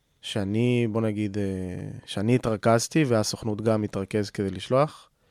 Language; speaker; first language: Hebrew; non-native, fluent; Spanish